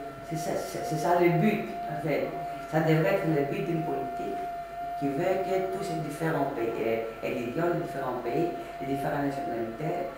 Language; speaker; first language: French; non-native, fluent; Greek